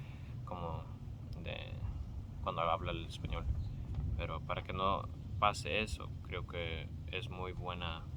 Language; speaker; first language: Spanish; early bilingual, heritage; Spanish